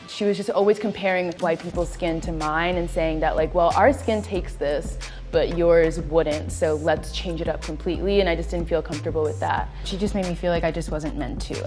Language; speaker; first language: English; native; English